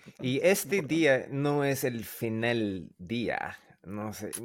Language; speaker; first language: Spanish; non-native, learner; English